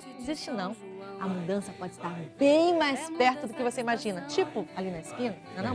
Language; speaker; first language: Portuguese; native; Portuguese